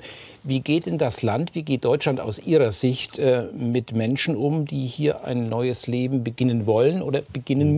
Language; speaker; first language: German; native; German